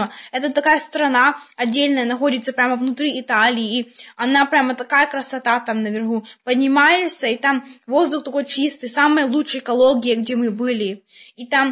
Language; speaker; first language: Russian; early bilingual, heritage; Russian